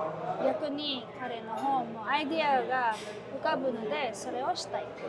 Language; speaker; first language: Japanese; non-native, fluent; Filipino